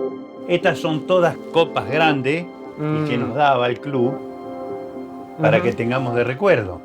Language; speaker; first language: Spanish; native; Spanish